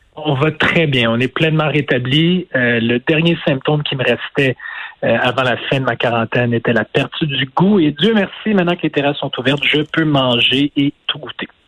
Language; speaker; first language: French; early bilingual, other home language; Portuguese